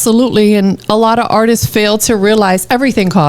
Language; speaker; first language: English; native; English